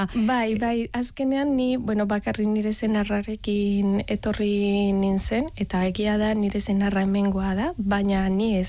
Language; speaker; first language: Basque; non-native, learner; Spanish